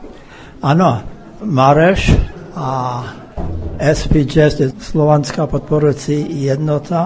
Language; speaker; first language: Czech; early bilingual, heritage; English